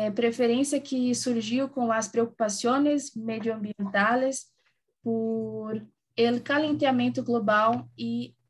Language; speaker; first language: Spanish; non-native, learner; Portuguese